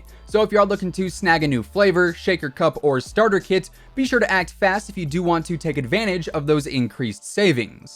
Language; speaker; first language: English; native; English